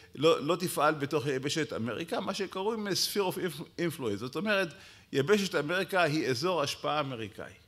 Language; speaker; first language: Hebrew; native; Hebrew